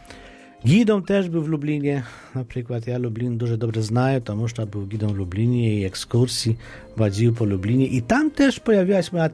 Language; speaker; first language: Polish; non-native, fluent; Ukrainian